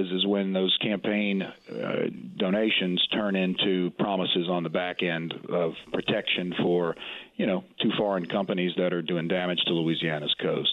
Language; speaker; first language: English; native; English